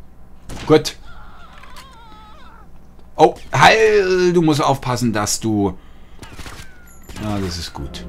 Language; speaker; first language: German; native; German